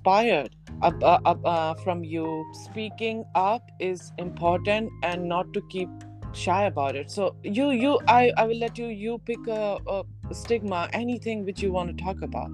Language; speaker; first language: English; non-native, local second language; Hindi